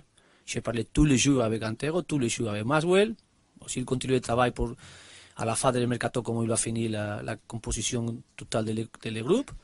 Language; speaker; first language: French; non-native, learner; Spanish